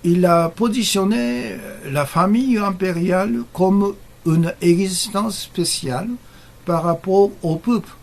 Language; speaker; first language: French; non-native, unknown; Japanese